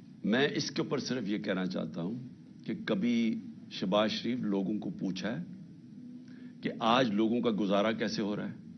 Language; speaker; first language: Urdu; native; Urdu